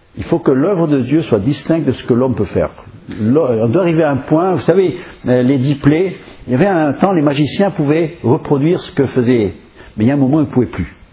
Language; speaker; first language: French; non-native, fluent; English